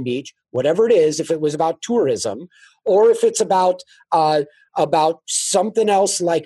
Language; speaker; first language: English; native; English